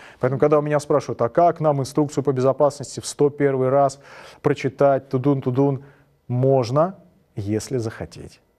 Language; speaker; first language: Russian; native; Russian